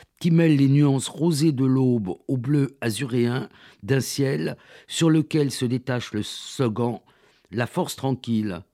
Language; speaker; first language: French; native; French